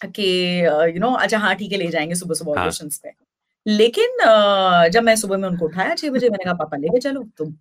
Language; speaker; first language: Hindi; native; Hindi